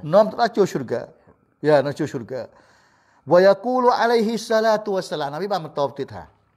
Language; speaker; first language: Khmer; non-native, local second language; Eastern Cham